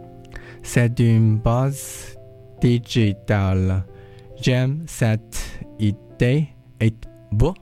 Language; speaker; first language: French; non-native, learner; English